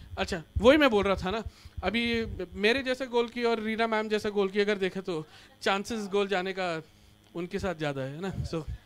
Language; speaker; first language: Hindi; non-native, local second language; Marathi